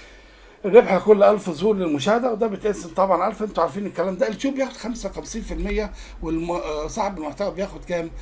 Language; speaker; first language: Arabic; native; Arabic